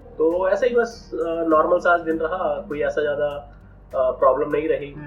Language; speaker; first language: Hindi; native; Hindi